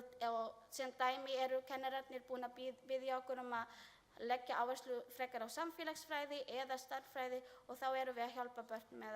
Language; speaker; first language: Icelandic; non-native, learner; Filipino